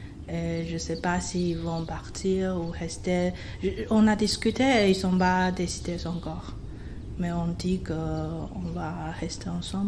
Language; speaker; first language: French; non-native, fluent; Chinese